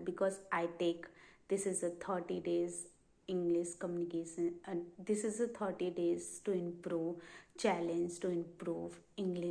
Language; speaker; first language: English; non-native, learner; Hindi